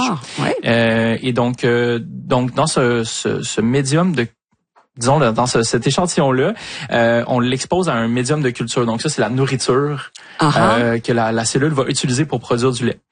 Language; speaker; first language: French; native; French